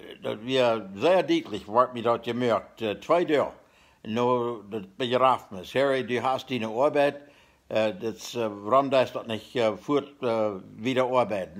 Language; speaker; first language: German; non-native, learner; Plautdietsch